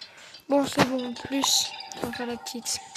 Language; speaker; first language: French; native; French